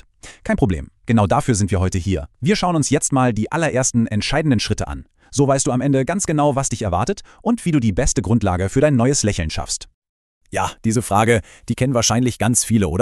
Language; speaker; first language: German; native; German